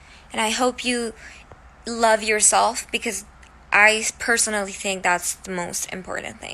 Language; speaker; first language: English; early bilingual, other home language; Korean